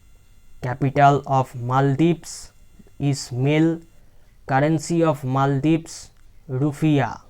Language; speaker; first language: English; non-native, local second language; Bangla